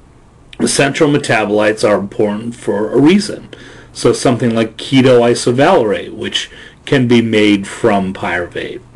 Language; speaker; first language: English; native; English